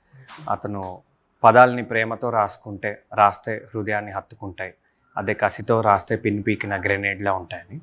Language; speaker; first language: Telugu; native; Telugu